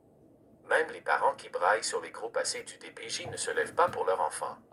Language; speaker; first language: French; native; French